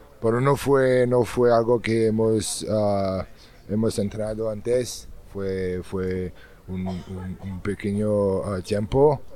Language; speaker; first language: Spanish; non-native, learner; French